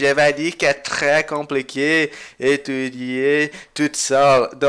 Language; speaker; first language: French; non-native, learner; Portuguese